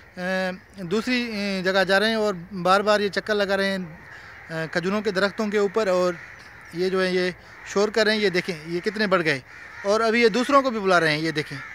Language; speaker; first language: Urdu; non-native, local second language; Sindhi